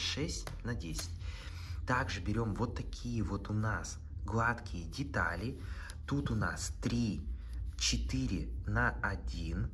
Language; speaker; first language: Russian; native; Russian